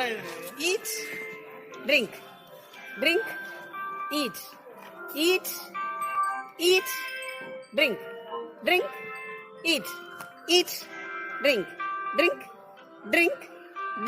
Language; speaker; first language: English; non-native, local second language; Tamil